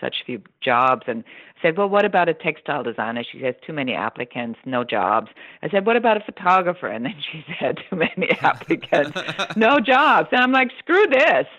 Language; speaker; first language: English; non-native, fluent; German